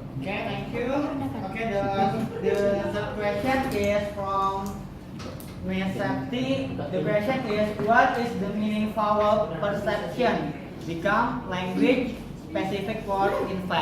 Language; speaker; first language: English; non-native, learner; Indonesian